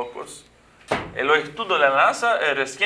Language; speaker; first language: Spanish; non-native, learner; Portuguese